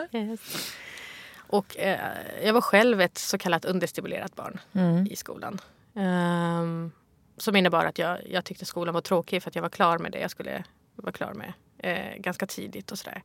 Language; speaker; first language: Swedish; early bilingual, other home language; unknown